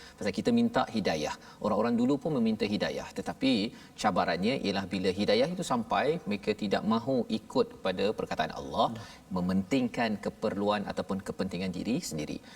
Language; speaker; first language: Malay; native; Malay